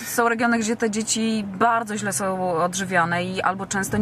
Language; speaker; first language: Polish; native; Polish